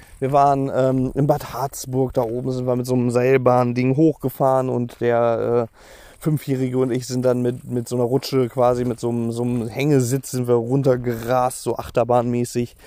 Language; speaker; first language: German; native; German